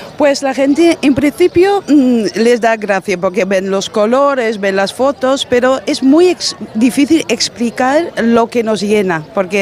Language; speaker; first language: Spanish; non-native, fluent; Dutch